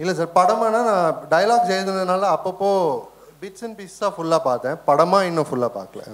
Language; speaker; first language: Tamil; native; Tamil